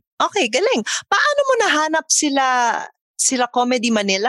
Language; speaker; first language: Filipino; native; Filipino